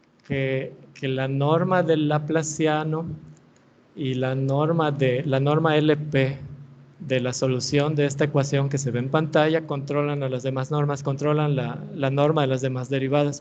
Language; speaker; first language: Spanish; native; Spanish